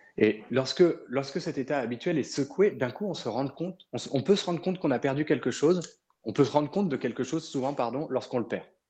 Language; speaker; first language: French; early bilingual, other home language; Arabic